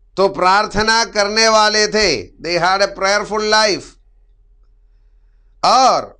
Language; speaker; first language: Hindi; non-native, local second language; Malayalam